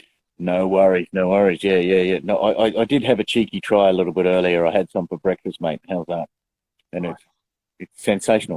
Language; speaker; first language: English; native; English